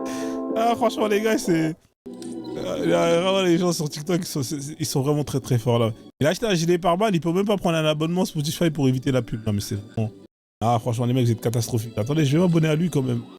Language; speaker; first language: French; native; French